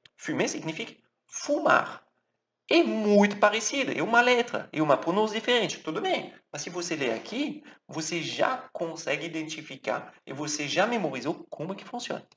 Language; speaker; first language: Portuguese; non-native, fluent; French